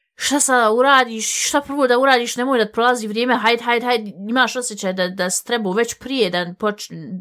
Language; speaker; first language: Bosnian; early bilingual, heritage; Bosnian